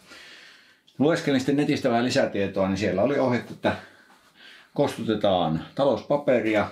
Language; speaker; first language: Finnish; native; Finnish